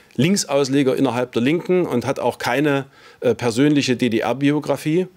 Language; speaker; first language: German; native; German